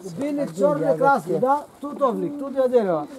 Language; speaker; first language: Russian; non-native, learner; Arabic